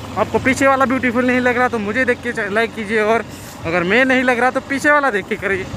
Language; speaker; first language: Hindi; non-native, local second language; Marathi